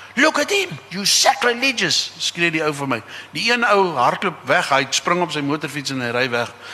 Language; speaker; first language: Afrikaans; native; Afrikaans